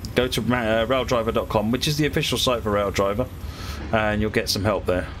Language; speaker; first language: English; native; English